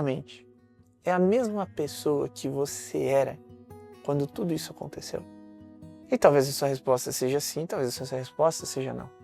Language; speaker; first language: Portuguese; native; Portuguese